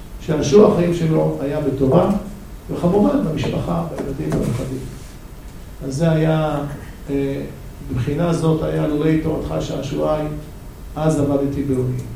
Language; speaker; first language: Hebrew; non-native, fluent; English